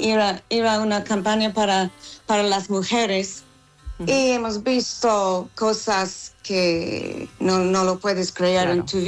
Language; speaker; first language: Spanish; non-native, fluent; English